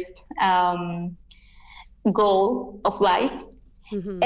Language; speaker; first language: English; non-native, fluent; Yucateco